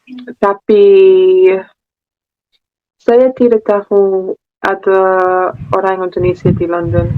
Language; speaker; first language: Indonesian; non-native, learner; English